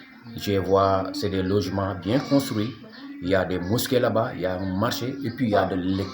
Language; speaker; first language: French; non-native, local second language; Wolof